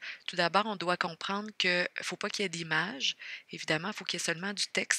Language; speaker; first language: French; native; French